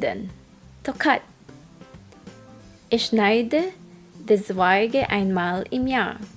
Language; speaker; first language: German; non-native, fluent; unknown